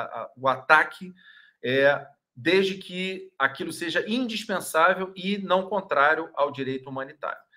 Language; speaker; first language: Portuguese; native; Portuguese